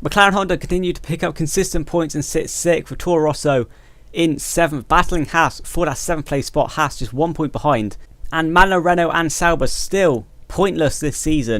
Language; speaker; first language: English; native; English